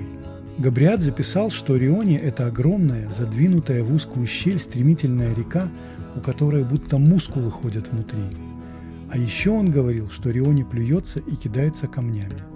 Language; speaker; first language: Russian; native; Russian